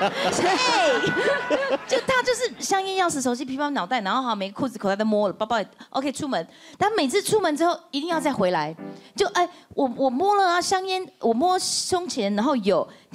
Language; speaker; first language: Chinese; native; Chinese